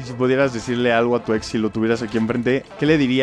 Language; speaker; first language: Spanish; native; Spanish